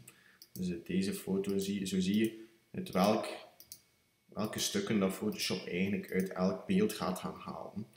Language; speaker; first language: Dutch; native; Dutch